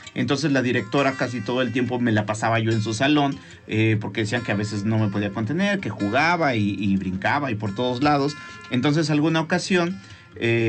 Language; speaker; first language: Spanish; native; Spanish